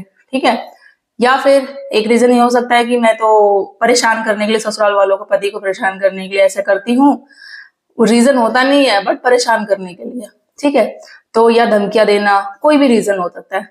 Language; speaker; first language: Hindi; native; Hindi